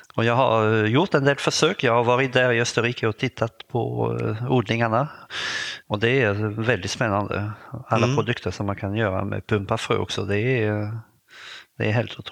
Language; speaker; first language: Swedish; non-native, fluent; French